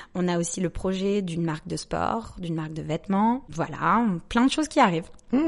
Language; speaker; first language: French; native; French